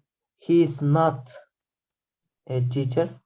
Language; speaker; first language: English; non-native, learner; Kyrgyz